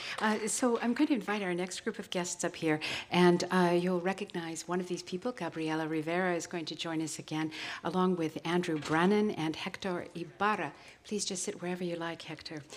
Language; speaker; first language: English; native; English